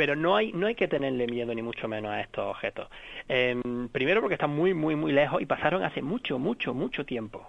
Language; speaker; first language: Spanish; native; Spanish